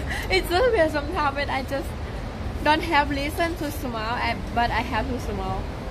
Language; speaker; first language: English; non-native, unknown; Thai